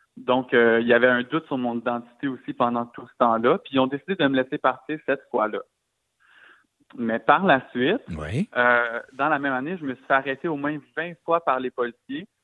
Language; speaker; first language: French; native; French